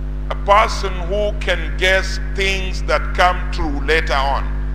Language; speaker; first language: English; non-native, local second language; Hausa